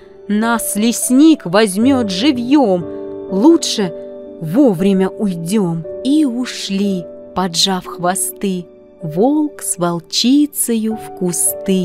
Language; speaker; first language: Russian; native; Russian